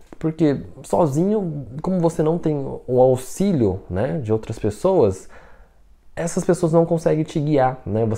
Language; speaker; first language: Portuguese; non-native, fluent; Chinese